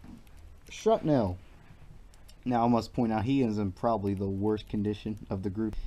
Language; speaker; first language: English; native; English